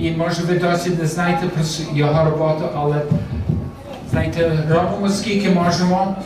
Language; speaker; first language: Ukrainian; early bilingual, heritage; Ukrainian